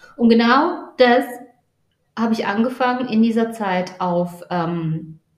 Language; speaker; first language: German; native; German